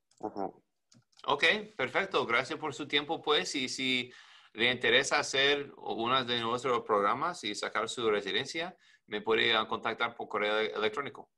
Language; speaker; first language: Spanish; non-native, learner; English